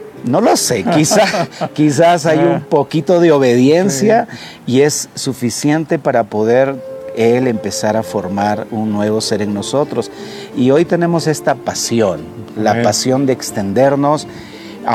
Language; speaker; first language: English; non-native, learner; Spanish